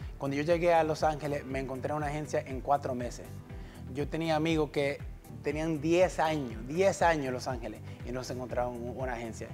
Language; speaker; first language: Spanish; early bilingual, heritage; Spanish